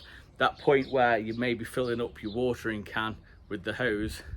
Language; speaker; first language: English; native; English